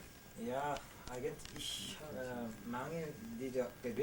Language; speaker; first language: German; non-native, learner; Korean